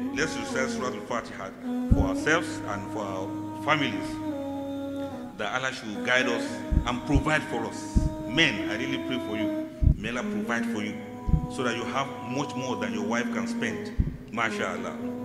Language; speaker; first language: English; non-native, local second language; Yoruba